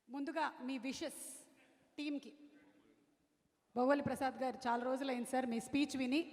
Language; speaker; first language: Telugu; native; Telugu